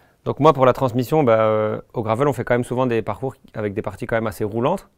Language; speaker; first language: French; native; French